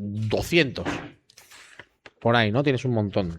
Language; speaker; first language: Spanish; native; Spanish